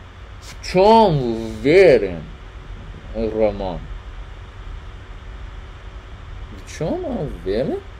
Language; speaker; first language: Russian; non-native, learner; Chinese